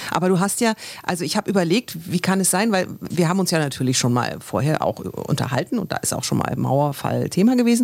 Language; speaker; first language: German; native; German